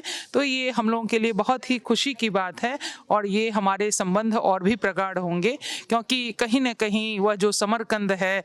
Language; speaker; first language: Hindi; native; Hindi